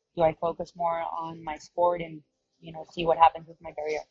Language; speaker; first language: English; non-native, fluent; Spanish